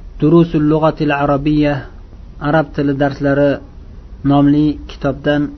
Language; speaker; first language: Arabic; non-native, fluent; Uzbek